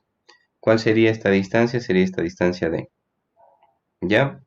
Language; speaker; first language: Spanish; native; Spanish